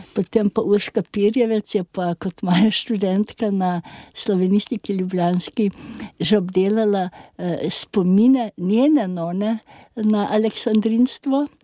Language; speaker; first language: Slovenian; native; Slovenian